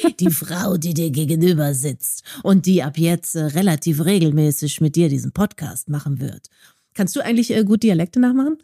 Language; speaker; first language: German; native; German